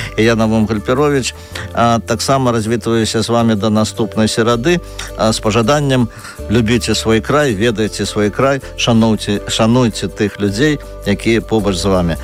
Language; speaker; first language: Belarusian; native; Belarusian